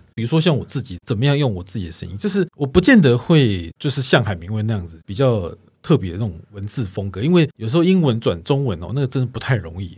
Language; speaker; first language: Chinese; native; Chinese